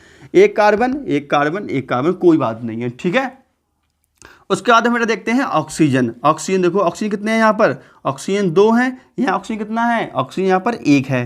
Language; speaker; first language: Hindi; native; Hindi